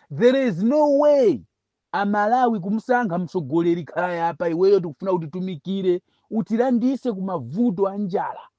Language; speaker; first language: Nyanja; non-native, local second language; Tumbuka